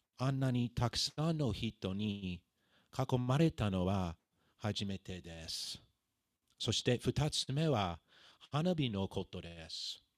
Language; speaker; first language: Japanese; non-native, fluent; English